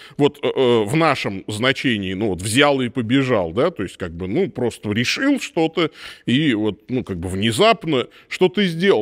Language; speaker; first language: Russian; native; Russian